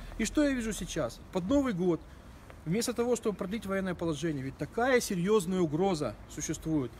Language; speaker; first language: Russian; native; Russian